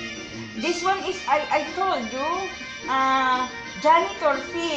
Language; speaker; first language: English; non-native, learner; Filipino